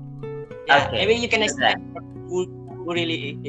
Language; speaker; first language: English; non-native, fluent; Indonesian